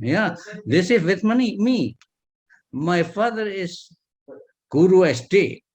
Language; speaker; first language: English; non-native, learner; Indonesian